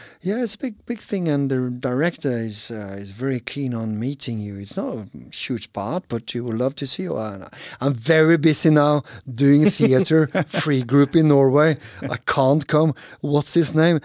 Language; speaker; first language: English; non-native, fluent; Norwegian